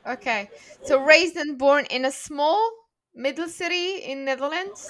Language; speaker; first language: English; non-native, fluent; Arabic